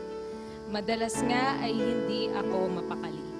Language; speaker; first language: Filipino; native; Filipino